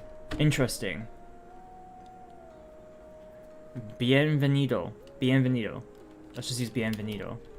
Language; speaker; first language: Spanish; non-native, learner; English